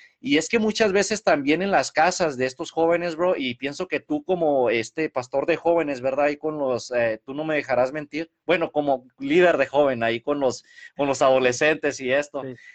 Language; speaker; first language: Spanish; early bilingual, heritage; Spanish